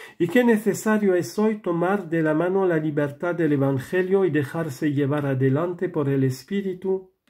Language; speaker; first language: Spanish; non-native, fluent; French